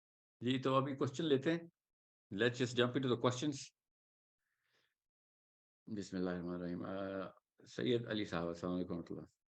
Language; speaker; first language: Urdu; native; Urdu